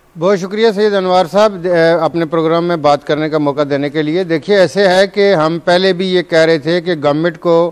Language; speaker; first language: Urdu; non-native, local second language; Punjabi